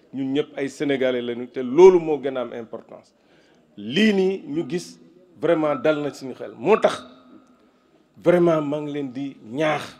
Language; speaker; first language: Wolof; non-native, local second language; Serer